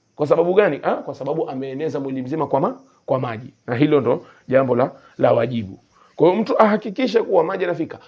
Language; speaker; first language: Swahili; native; Swahili